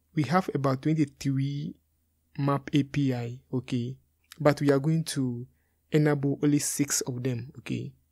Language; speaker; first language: English; non-native, local second language; Akan